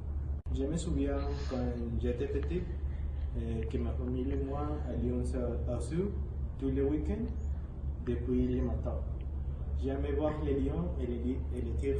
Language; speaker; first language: French; non-native, learner; Spanish